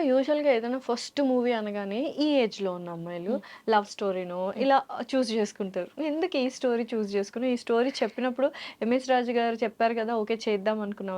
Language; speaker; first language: Telugu; native; Telugu